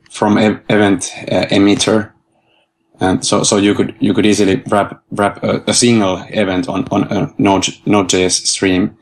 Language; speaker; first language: English; non-native, fluent; Finnish